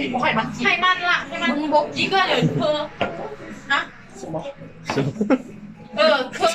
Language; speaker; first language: Chinese; non-native, learner; Lao